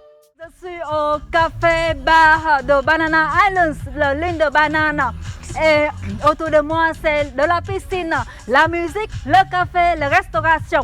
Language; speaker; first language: French; non-native, fluent; Vietnamese